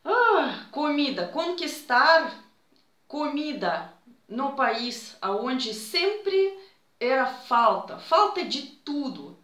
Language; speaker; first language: Portuguese; non-native, fluent; Russian